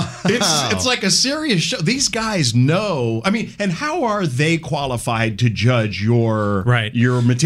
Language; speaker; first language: English; native; English